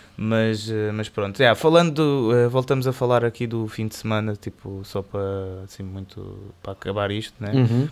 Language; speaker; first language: Portuguese; native; Portuguese